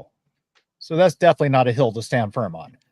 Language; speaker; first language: English; native; English